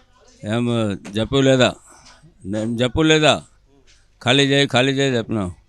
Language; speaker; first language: Telugu; non-native, local second language; Urdu